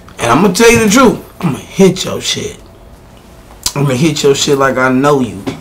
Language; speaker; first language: English; native; English